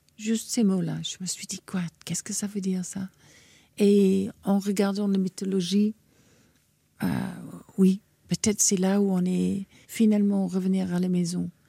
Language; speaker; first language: French; non-native, fluent; English